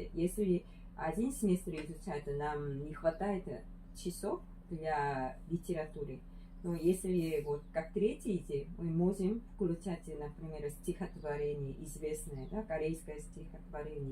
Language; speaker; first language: Russian; non-native, fluent; Korean